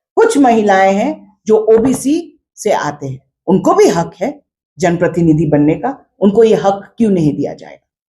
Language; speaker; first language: Hindi; non-native, local second language; Khasi